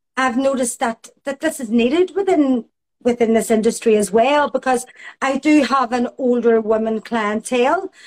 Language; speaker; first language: English; native; English